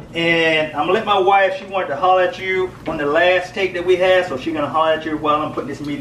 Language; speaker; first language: English; native; English